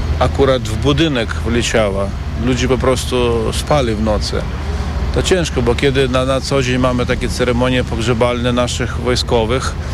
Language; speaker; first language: Polish; non-native, learner; Ukrainian